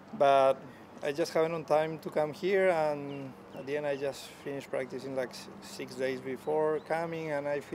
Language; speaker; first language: English; non-native, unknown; Spanish